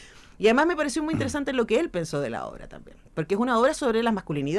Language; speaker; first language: Spanish; native; Spanish